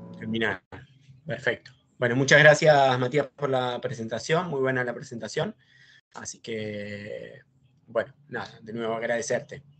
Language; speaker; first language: Spanish; native; Spanish